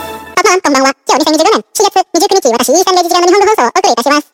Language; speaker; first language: Japanese; non-native, fluent; Indonesian